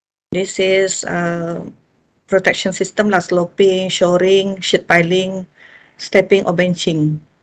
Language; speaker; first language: English; non-native, local second language; Malay